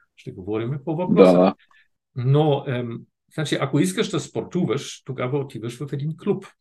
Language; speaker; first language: Bulgarian; non-native, fluent; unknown